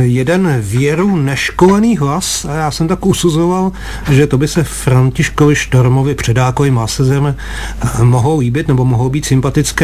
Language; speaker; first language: Czech; native; Czech